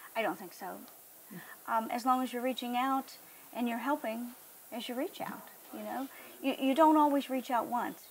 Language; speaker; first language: English; native; English